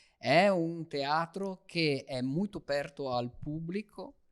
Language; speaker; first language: Portuguese; non-native, learner; Italian